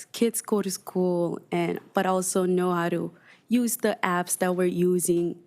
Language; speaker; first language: English; non-native, fluent; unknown